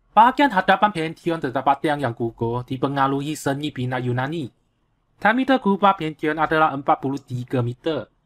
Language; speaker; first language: Malay; non-native, local second language; Chinese